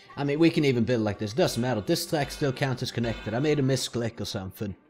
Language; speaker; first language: English; non-native, fluent; Norwegian